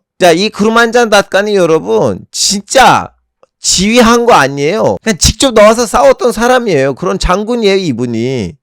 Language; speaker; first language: Korean; non-native, fluent; Turkish